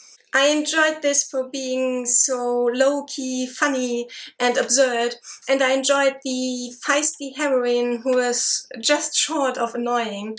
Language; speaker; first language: English; non-native, fluent; German